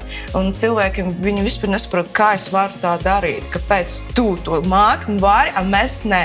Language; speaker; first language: Latvian; non-native, local second language; Russian